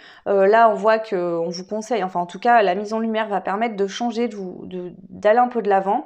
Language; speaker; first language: French; native; French